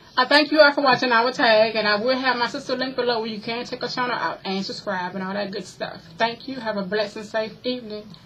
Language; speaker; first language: English; native; English